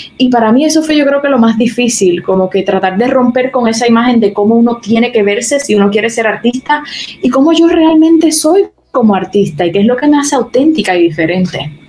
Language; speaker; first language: Spanish; native; Spanish